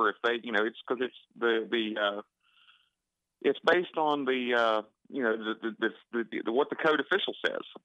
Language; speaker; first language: English; native; English